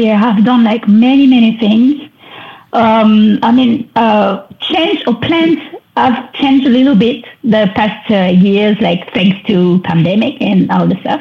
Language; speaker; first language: English; non-native, fluent; French